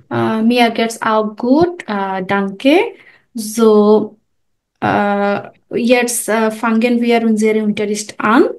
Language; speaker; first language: German; non-native, fluent; Bangla